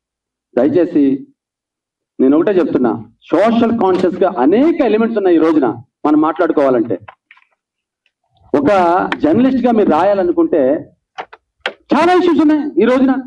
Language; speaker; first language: Telugu; native; Telugu